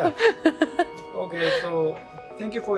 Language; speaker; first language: English; non-native, fluent; Japanese